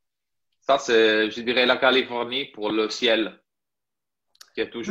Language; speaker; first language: French; non-native, fluent; Italian